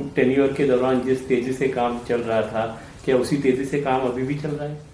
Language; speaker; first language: Hindi; non-native, local second language; Marathi